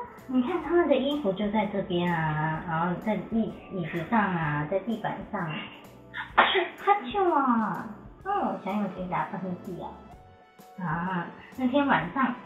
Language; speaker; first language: Chinese; native; Chinese